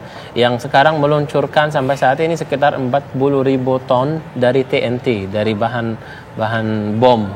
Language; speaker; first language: Indonesian; non-native, fluent; Arabic